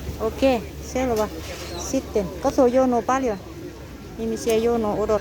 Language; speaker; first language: Finnish; non-native, learner; Thai